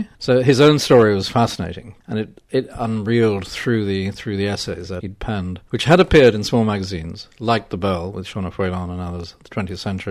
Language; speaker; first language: English; native; English